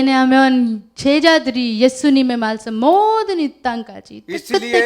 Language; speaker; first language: Korean; non-native, learner; Urdu